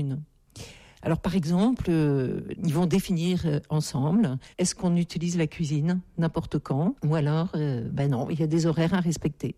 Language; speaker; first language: French; native; French